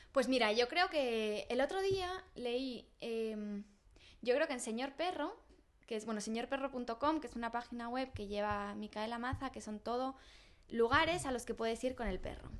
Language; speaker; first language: Spanish; native; Spanish